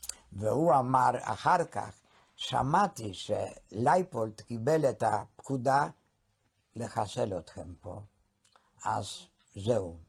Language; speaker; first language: Hebrew; non-native, fluent; Polish